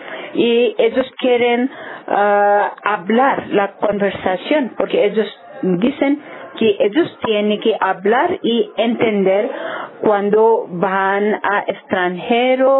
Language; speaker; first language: Spanish; non-native, learner; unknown